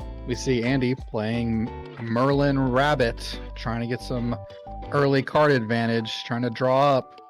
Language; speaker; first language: English; native; English